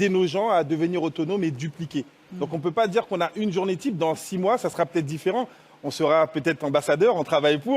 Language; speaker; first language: French; native; French